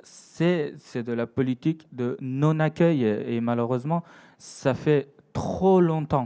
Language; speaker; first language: French; non-native, fluent; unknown